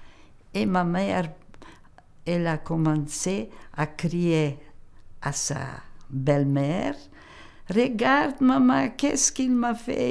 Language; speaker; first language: French; non-native, local second language; Macedonian